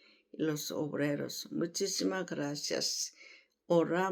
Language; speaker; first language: Spanish; non-native, learner; Korean